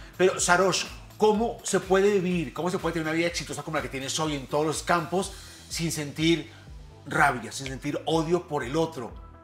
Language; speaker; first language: Spanish; native; Spanish